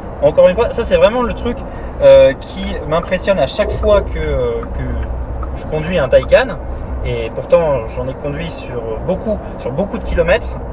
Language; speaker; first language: French; native; French